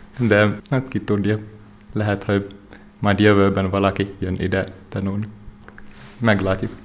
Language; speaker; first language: Hungarian; non-native, fluent; Finnish